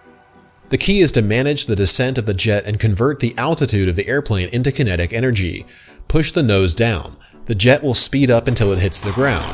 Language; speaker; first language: English; native; English